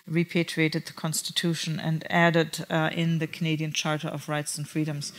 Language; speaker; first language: English; non-native, fluent; German